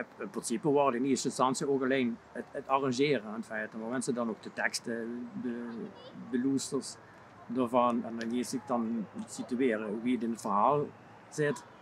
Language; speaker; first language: Dutch; native; Dutch